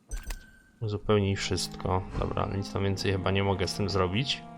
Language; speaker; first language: Polish; native; Polish